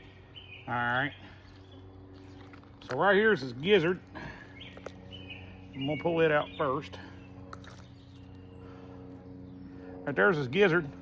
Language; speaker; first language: English; native; English